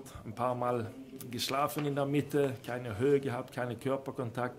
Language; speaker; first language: German; non-native, fluent; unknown